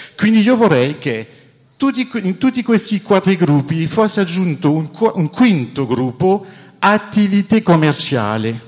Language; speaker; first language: Italian; non-native, fluent; French